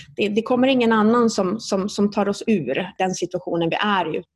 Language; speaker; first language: Swedish; early bilingual, other home language; Italian